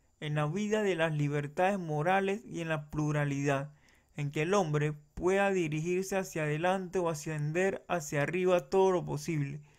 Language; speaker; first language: Spanish; native; Spanish